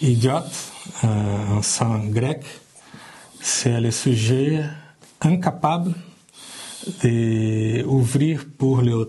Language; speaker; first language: French; non-native, learner; Portuguese